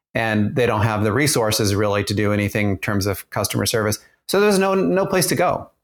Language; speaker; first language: English; early bilingual, other home language; German